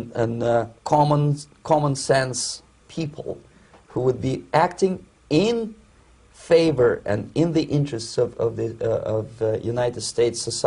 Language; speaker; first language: English; non-native, fluent; Russian